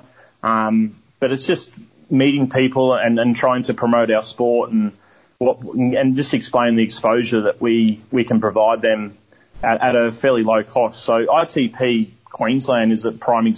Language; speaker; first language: English; native; English